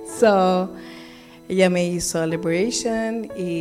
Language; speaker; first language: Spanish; early bilingual, heritage; Spanish